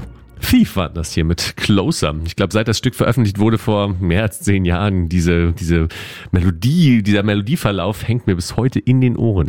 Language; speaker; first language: German; native; German